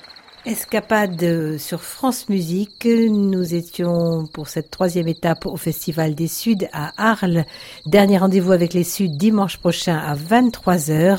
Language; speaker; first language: French; native; French